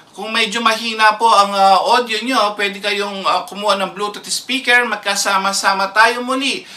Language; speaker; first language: Filipino; native; Filipino